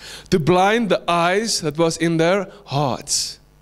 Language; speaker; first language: English; non-native, local second language; Afrikaans